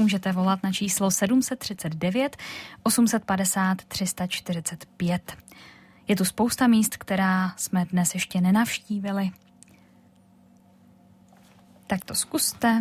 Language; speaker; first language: Czech; native; Czech